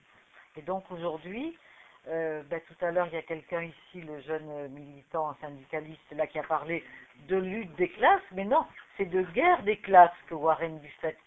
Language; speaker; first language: French; native; French